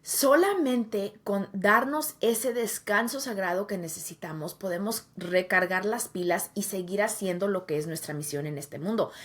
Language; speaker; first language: Spanish; early bilingual, heritage; Spanish